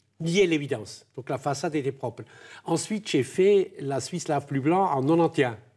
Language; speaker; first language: French; non-native, local second language; German